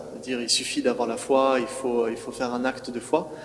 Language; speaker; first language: French; native; French